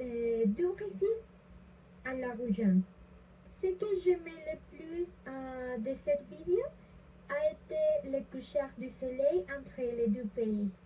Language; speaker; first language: French; non-native, learner; Spanish